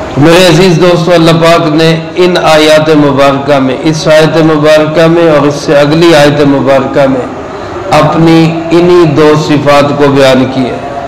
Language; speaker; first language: Urdu; non-native, local second language; Punjabi